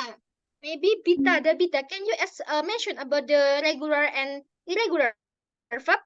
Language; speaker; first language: English; non-native, learner; Indonesian